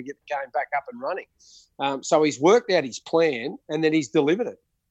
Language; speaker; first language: English; native; English